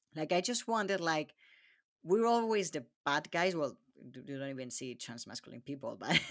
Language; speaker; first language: English; non-native, fluent; Spanish